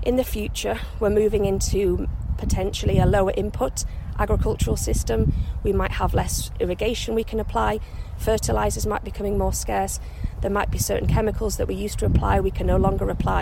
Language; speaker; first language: English; native; English